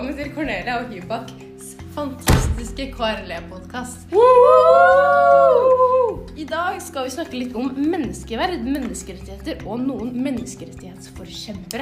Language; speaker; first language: Norwegian; native; Norwegian